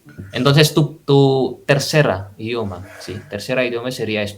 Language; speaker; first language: Spanish; non-native, fluent; Indonesian